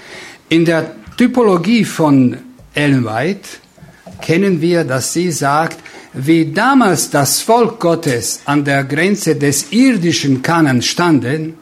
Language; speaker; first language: German; non-native, fluent; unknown